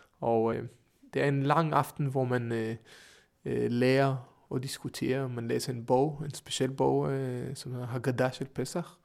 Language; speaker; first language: Danish; non-native, fluent; Hebrew